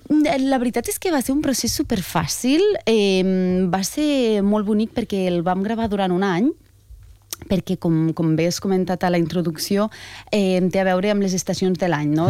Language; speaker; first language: Catalan; native; Catalan